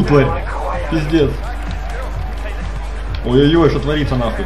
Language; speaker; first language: Russian; native; Russian